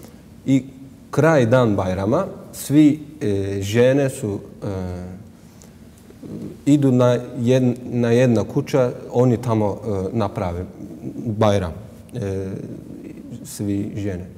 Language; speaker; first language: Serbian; non-native, learner; Turkish